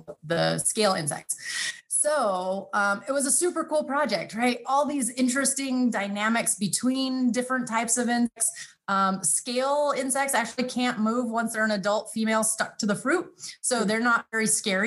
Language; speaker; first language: English; native; English